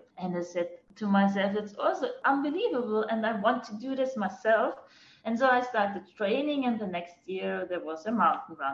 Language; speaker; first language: English; non-native, fluent; German